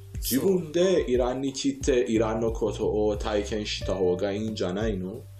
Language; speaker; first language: Japanese; non-native, fluent; Persian